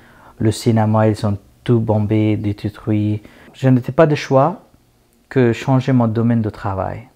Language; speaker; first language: French; non-native, learner; Persian